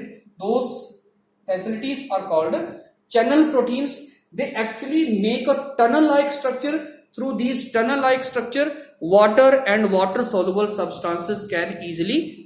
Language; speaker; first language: English; non-native, local second language; Hindi